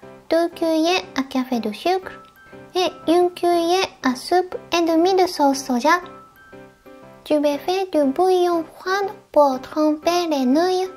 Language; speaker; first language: French; non-native, fluent; Japanese